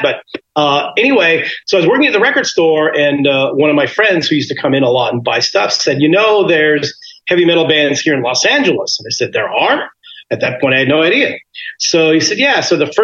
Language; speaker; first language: English; native; English